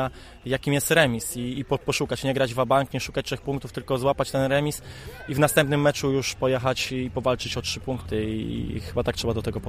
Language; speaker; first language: Polish; native; Polish